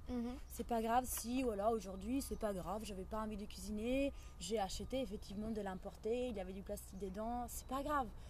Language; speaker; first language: French; non-native, fluent; Italian